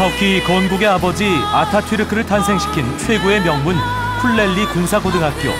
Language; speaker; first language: Korean; native; Korean